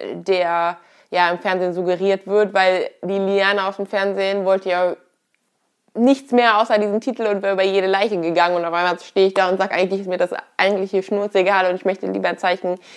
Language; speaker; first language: German; native; German